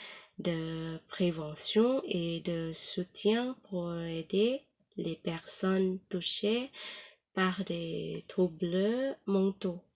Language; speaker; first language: French; non-native, learner; Thai